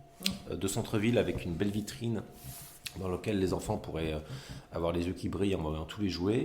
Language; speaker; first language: French; native; French